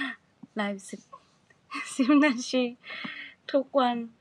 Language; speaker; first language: Thai; non-native, learner; Japanese